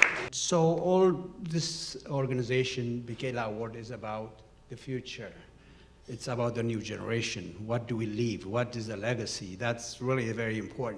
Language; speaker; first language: English; non-native, local second language; Amharic